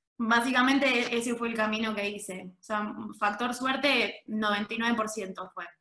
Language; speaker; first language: Spanish; native; Spanish